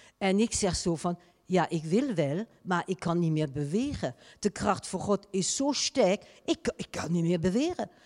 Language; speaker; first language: Dutch; non-native, fluent; French